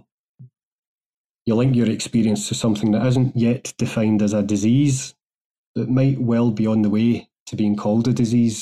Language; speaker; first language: English; native; English